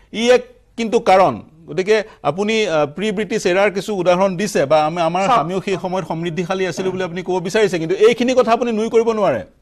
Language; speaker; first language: Assamese; native; Assamese